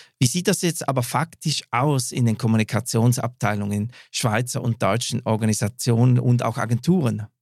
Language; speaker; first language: German; native; German